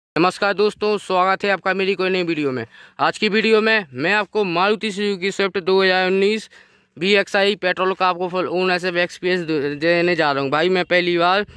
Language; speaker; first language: Hindi; native; Hindi